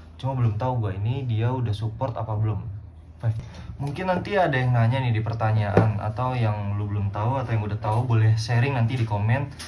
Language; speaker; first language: Indonesian; native; Indonesian